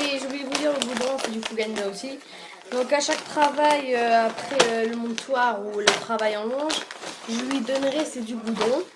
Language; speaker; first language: French; native; French